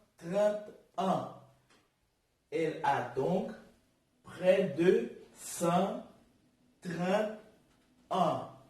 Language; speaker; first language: French; non-native, learner; Portuguese